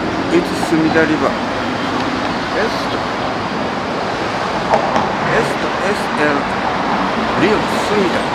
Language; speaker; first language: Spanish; non-native, learner; Japanese